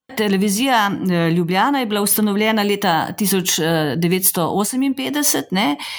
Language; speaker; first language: Slovenian; native; Slovenian